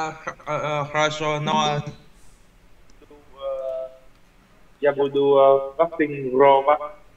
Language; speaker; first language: Russian; non-native, learner; Vietnamese